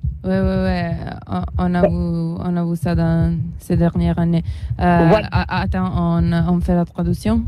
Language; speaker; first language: French; non-native, learner; Italian